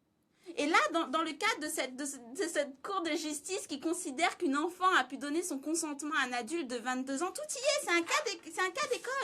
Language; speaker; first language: French; native; French